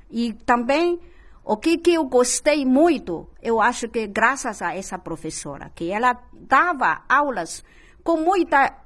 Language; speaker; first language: Portuguese; non-native, fluent; Chinese